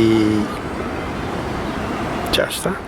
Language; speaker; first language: Spanish; non-native, fluent; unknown